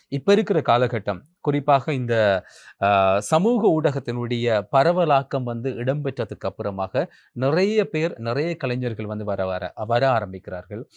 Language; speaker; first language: Tamil; native; Tamil